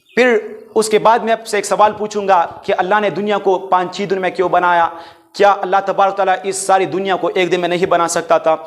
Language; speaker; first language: Urdu; non-native, local second language; Pashto